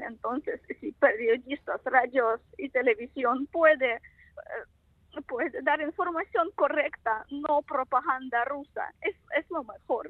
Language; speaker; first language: Spanish; non-native, fluent; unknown